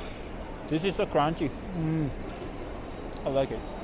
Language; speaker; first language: English; non-native, fluent; Japanese